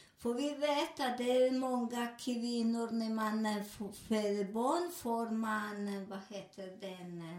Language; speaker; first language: Swedish; non-native, learner; Spanish